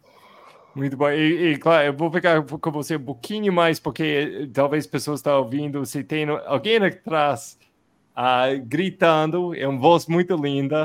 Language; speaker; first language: Portuguese; non-native, fluent; English